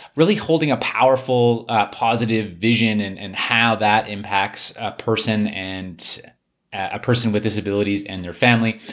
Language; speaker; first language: English; native; English